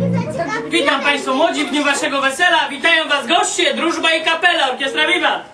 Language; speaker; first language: Polish; native; Polish